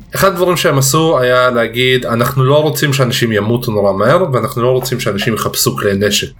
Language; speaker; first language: Hebrew; early bilingual, other home language; Russian